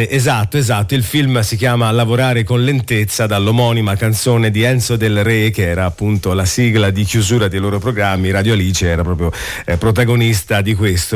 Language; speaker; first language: Italian; native; Italian